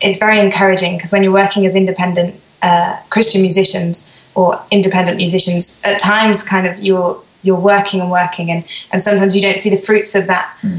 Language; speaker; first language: English; native; English